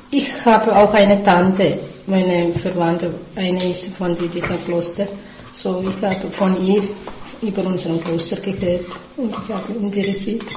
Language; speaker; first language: German; non-native, learner; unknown